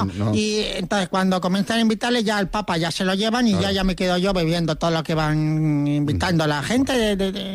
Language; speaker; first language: Spanish; native; Spanish